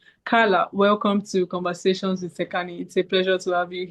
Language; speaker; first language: English; native; English